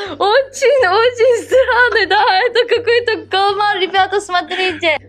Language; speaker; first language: Russian; non-native, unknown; Korean